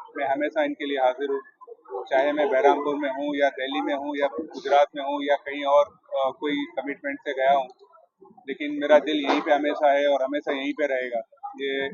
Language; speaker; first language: Hindi; native; Hindi